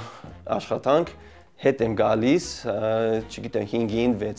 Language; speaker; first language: Armenian; non-native, learner; English